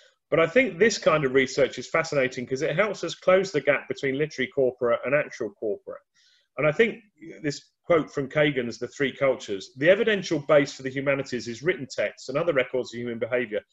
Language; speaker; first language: English; native; English